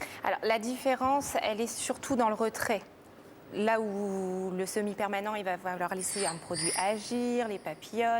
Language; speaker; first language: French; native; French